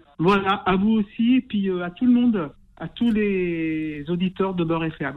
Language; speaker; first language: French; native; French